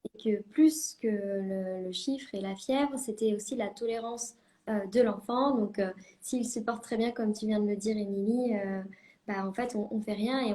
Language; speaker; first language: French; native; French